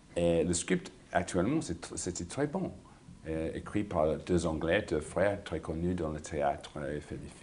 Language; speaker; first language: French; non-native, learner; English